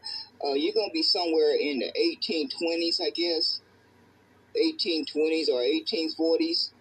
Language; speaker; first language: English; native; English